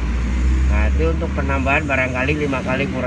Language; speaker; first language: Indonesian; native; Indonesian